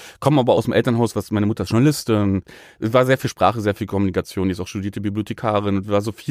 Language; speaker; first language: German; native; German